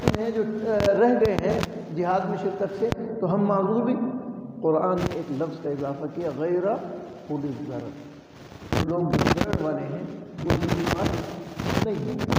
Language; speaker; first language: Urdu; non-native, local second language; Punjabi